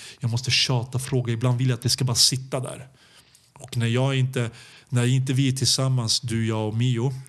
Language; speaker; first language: Swedish; early bilingual, other home language; Serbian